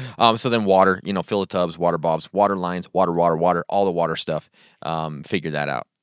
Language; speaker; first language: English; native; English